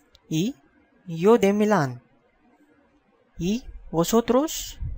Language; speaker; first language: Spanish; non-native, fluent; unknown